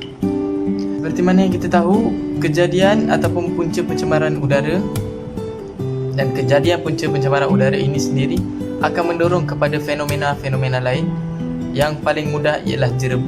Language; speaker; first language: Malay; native; Malay